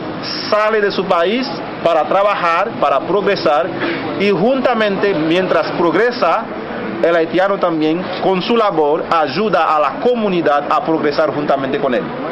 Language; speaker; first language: Spanish; non-native, fluent; Haitian Creole